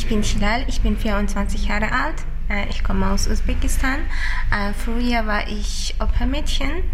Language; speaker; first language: German; non-native, learner; Uzbek